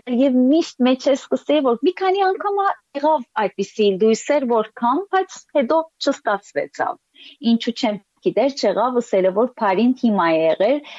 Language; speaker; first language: Armenian; early bilingual, heritage; Armenian